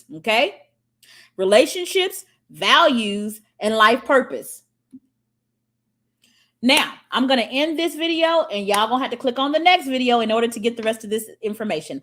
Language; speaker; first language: English; native; English